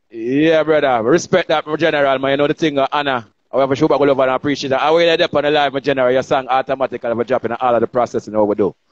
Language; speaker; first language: English; non-native, local second language; Jamaican Creole English